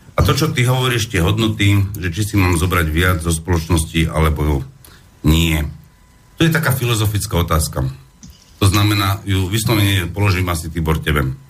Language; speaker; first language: Slovak; non-native, fluent; Arabic